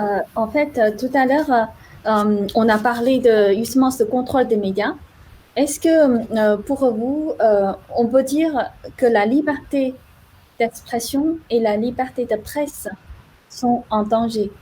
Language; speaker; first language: French; non-native, fluent; Chinese